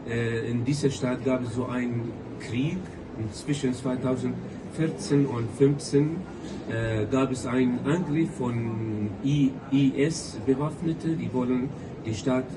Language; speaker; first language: German; non-native, local second language; Kurdish